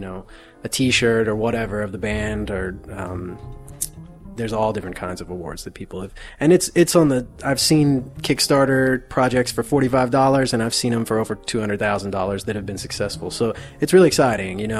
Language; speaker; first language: English; native; English